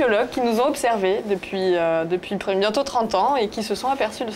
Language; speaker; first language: French; native; French